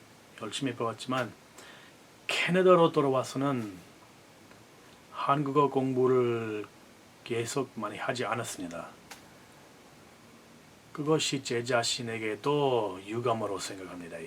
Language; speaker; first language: Korean; non-native, fluent; English